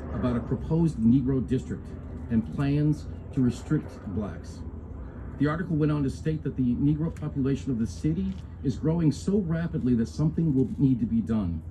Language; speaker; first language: English; native; English